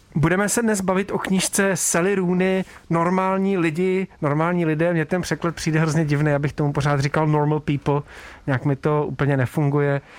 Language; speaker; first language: Czech; native; Czech